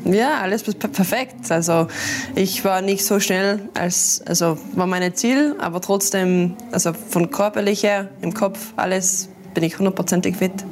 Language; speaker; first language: German; non-native, learner; English